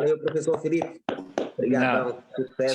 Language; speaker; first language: Portuguese; native; Portuguese